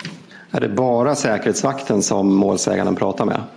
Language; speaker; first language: Swedish; native; Swedish